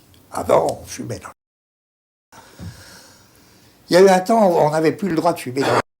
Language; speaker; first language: French; native; French